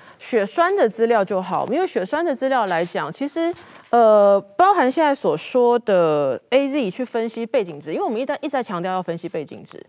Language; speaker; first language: Chinese; native; Chinese